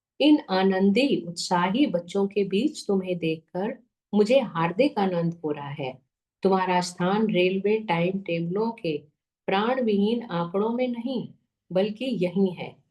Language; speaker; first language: Hindi; native; Hindi